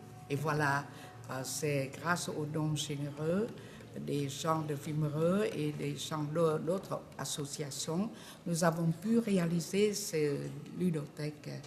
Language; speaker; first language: French; non-native, fluent; Vietnamese